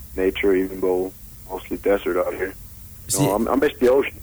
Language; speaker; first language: English; non-native, fluent; Danish